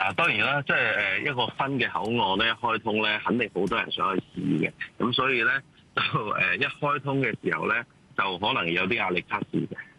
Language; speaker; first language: Cantonese; native; Cantonese